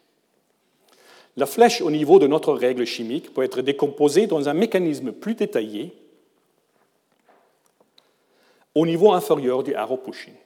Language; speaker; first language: French; non-native, fluent; German